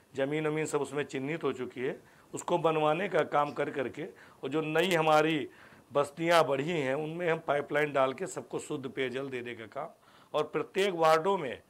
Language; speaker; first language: Hindi; native; Hindi